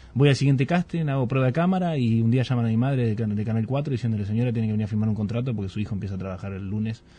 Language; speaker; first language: Spanish; native; Spanish